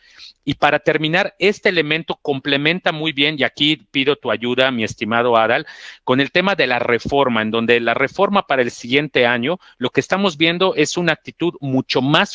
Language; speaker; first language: Spanish; native; Spanish